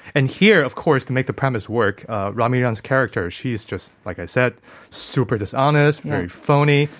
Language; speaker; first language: English; non-native, fluent; Chinese